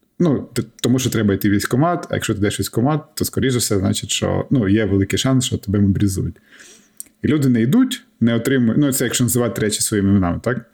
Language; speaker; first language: Ukrainian; native; Ukrainian